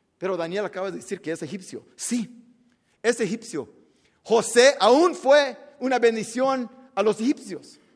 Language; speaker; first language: Spanish; early bilingual, heritage; Spanish